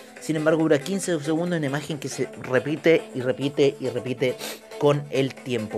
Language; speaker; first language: Spanish; native; Spanish